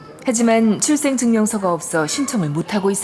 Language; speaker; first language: Korean; native; Korean